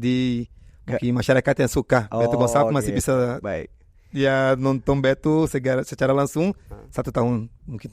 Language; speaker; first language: Indonesian; non-native, fluent; Portuguese